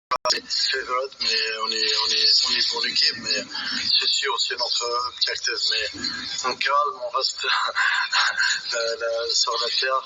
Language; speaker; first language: French; non-native, learner; Arabic